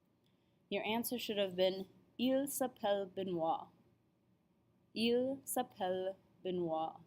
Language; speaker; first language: French; non-native, fluent; English